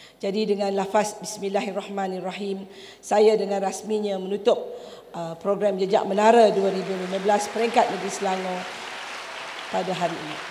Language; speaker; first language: Malay; native; Malay